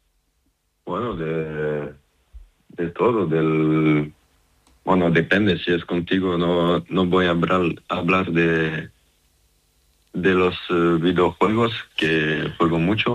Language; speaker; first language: Spanish; non-native, fluent; French